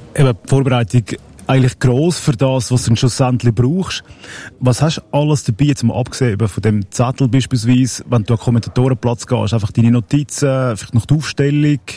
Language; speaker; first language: German; native; German